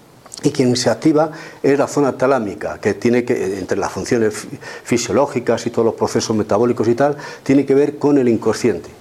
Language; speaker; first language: Spanish; native; Spanish